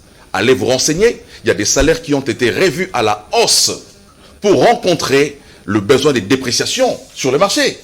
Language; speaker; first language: French; non-native, local second language; Lingala